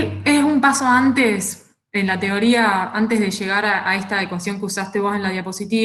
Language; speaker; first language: Spanish; native; Spanish